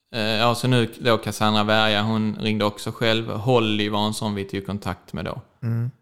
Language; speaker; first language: Swedish; native; Swedish